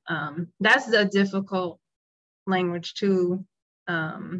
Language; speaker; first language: English; native; English